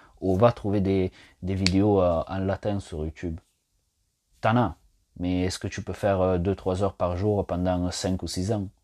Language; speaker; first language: French; non-native, fluent; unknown